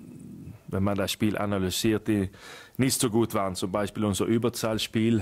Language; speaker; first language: German; non-native, fluent; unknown